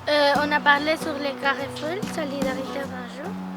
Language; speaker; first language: French; non-native, learner; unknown